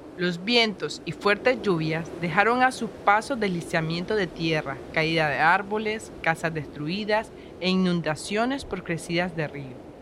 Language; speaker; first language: Spanish; native; Spanish